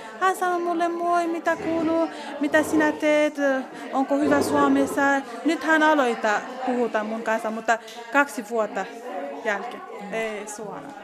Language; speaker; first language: Finnish; non-native, learner; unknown